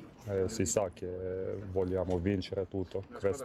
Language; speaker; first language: Italian; non-native, learner; Serbian